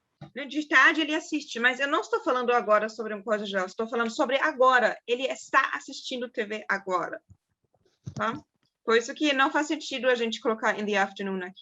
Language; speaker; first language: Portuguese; non-native, fluent; German